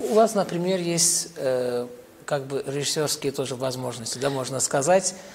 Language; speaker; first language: Russian; non-native, local second language; Azerbaijani